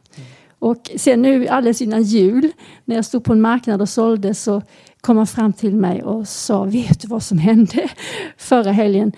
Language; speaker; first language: Swedish; native; Swedish